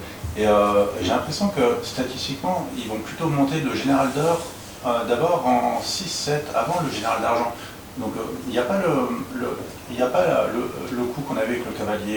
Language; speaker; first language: French; native; French